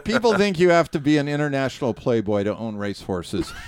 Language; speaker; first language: English; native; English